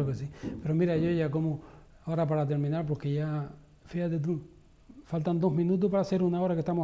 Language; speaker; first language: Spanish; native; Spanish